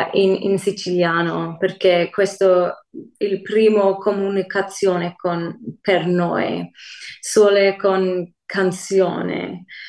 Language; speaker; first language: Italian; early bilingual, heritage; English